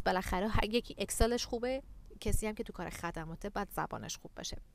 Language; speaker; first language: Persian; native; Persian